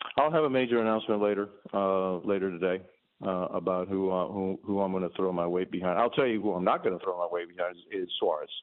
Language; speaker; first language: English; early bilingual, other home language; Spanish